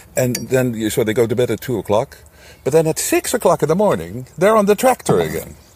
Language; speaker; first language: English; non-native, fluent; Dutch